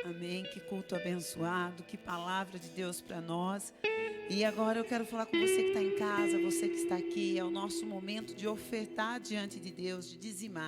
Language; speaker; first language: Portuguese; native; Portuguese